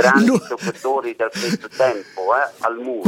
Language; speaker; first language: Italian; non-native, learner; German